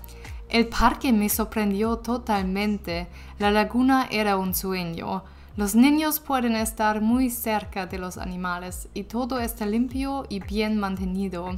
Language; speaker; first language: Spanish; non-native, learner; German